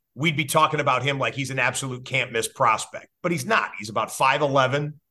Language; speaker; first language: English; native; English